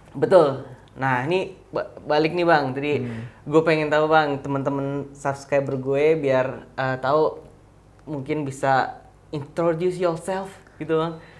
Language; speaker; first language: Indonesian; native; Indonesian